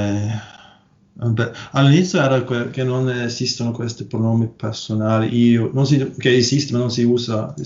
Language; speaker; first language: Italian; non-native, learner; Norwegian